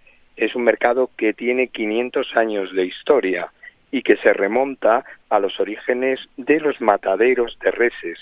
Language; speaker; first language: Spanish; native; Spanish